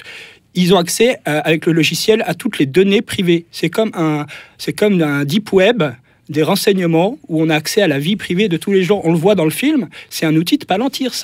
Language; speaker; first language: French; native; French